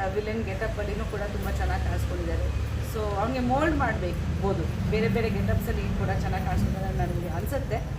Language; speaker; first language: Kannada; native; Kannada